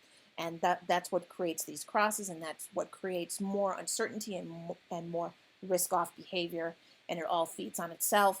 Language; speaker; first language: English; native; English